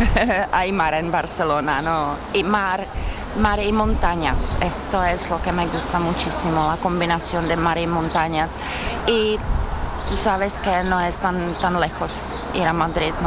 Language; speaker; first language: Spanish; non-native, fluent; Czech